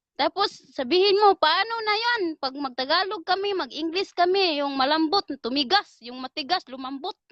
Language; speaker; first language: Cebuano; native; Cebuano